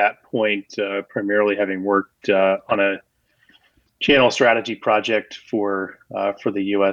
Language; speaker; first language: English; native; English